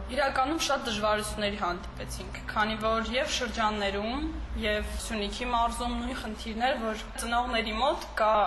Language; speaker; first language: Armenian; native; Armenian